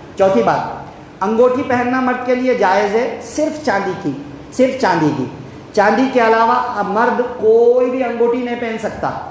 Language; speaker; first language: Urdu; native; Urdu